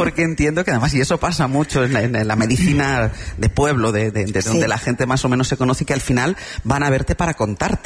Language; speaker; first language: Spanish; native; Spanish